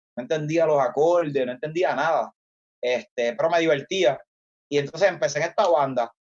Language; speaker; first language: Spanish; native; Spanish